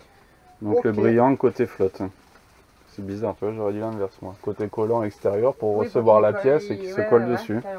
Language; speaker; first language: French; native; French